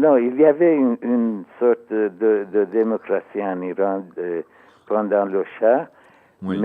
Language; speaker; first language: French; non-native, learner; Persian